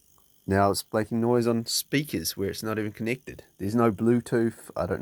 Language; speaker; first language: English; native; English